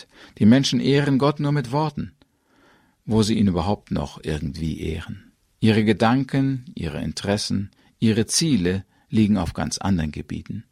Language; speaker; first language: German; native; German